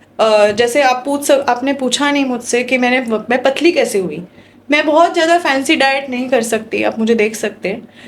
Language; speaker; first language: Hindi; non-native, local second language; Marathi